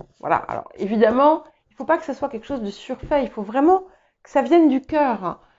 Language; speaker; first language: French; early bilingual, other home language; English